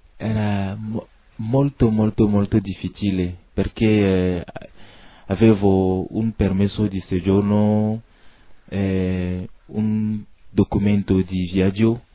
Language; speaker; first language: Italian; non-native, learner; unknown